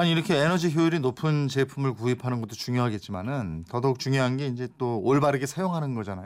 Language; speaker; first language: Korean; native; Korean